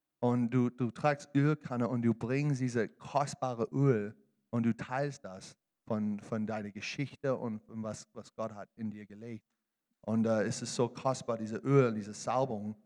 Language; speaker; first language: German; non-native, learner; English